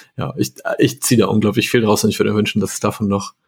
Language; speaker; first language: German; native; German